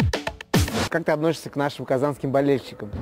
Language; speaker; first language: Russian; native; Russian